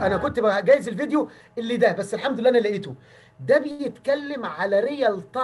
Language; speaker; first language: Arabic; native; Arabic